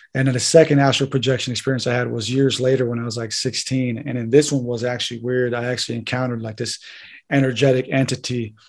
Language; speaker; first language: English; native; English